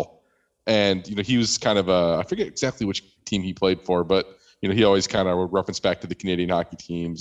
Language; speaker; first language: English; native; English